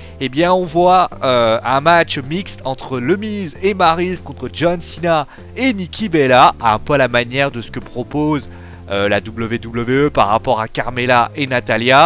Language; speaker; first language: French; native; French